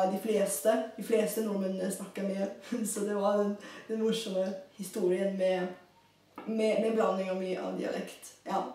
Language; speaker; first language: Norwegian; non-native, fluent; Bulgarian